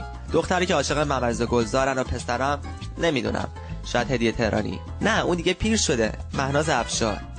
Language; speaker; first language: Persian; native; Persian